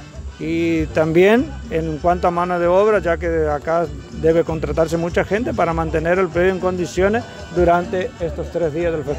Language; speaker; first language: Spanish; native; Spanish